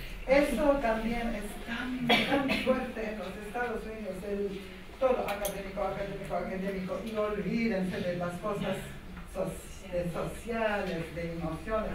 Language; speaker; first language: Spanish; non-native, fluent; Armenian